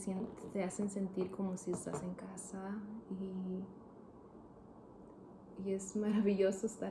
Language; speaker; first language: Spanish; early bilingual, heritage; Spanish